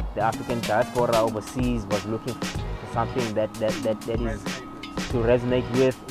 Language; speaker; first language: English; non-native, local second language; Xhosa